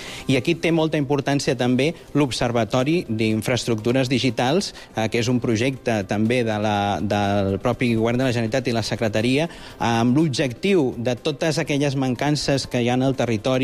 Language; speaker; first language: Catalan; native; Catalan